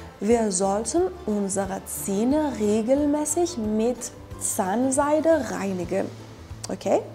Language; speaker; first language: German; non-native, fluent; Persian